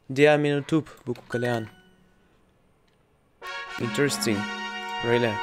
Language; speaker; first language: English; non-native, learner; Russian